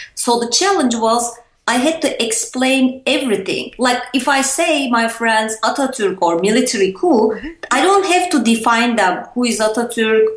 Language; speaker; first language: English; non-native, fluent; Turkish